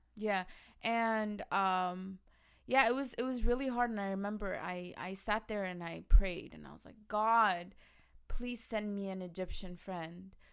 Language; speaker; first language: English; early bilingual, other home language; Arabic